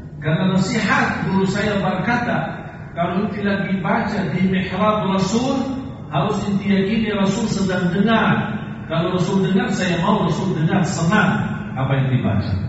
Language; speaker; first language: Indonesian; non-native, fluent; Arabic